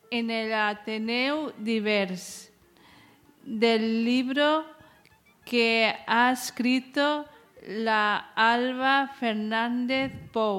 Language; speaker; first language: Spanish; non-native, local second language; Catalan